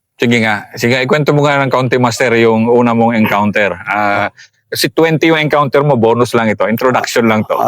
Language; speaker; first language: Filipino; native; Filipino